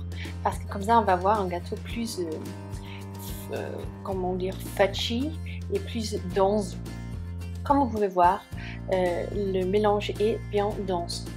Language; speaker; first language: French; non-native, fluent; Swedish